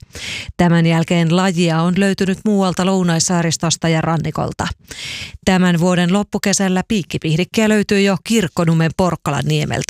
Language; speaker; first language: Finnish; native; Finnish